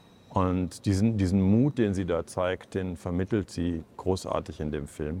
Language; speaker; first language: German; native; German